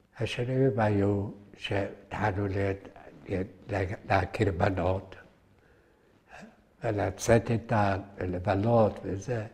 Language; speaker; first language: Hebrew; early bilingual, other home language; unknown